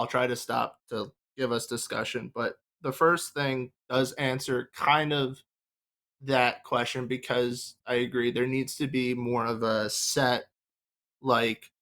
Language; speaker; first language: English; native; English